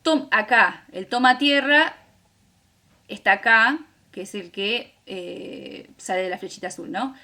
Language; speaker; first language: Spanish; native; Spanish